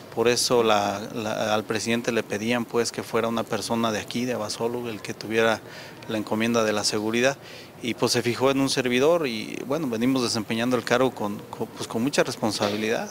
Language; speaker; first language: Spanish; native; Spanish